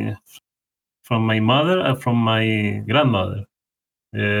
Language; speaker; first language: English; non-native, fluent; Spanish